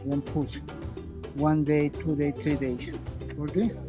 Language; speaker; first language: English; non-native, learner; Spanish